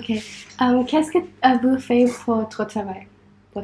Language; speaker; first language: French; non-native, learner; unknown